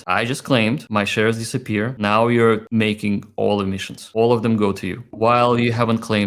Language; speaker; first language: English; native; English